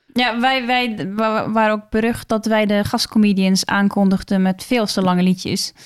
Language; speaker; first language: Dutch; non-native, fluent; Norwegian